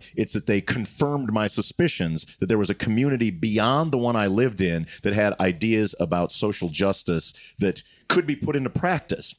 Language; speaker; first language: English; native; English